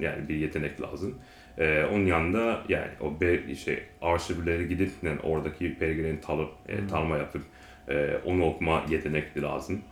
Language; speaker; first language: Turkish; non-native, learner; Japanese